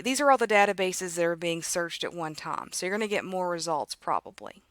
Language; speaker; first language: English; native; English